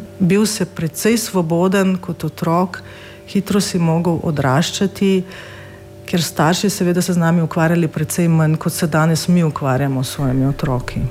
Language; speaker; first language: Slovenian; non-native, fluent; Russian